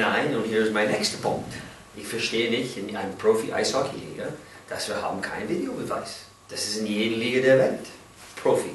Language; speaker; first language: German; non-native, learner; English